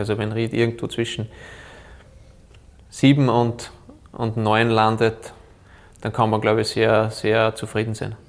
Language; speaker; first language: German; native; German